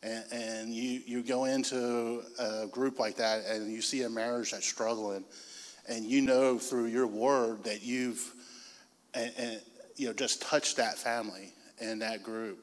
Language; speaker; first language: English; native; English